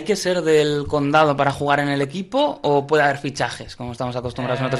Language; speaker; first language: Spanish; native; Spanish